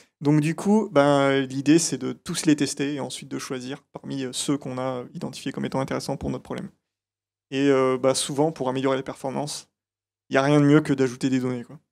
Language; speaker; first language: French; native; French